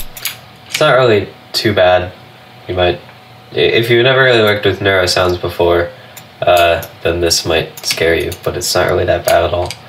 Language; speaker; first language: English; native; English